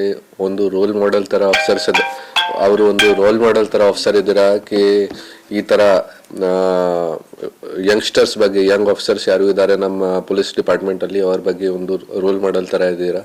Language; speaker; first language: Kannada; non-native, fluent; Hindi